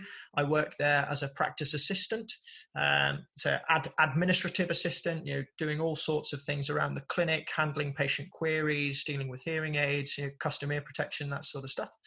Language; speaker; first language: English; native; English